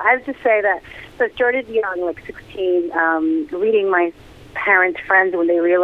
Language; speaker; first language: English; native; English